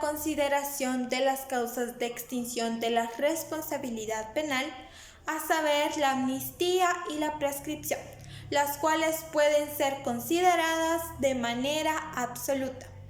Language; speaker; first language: Spanish; native; Spanish